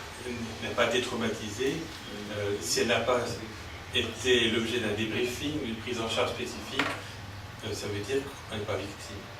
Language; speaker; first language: French; native; French